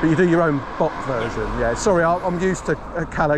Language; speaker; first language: English; native; English